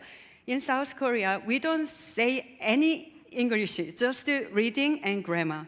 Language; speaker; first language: English; non-native, learner; Korean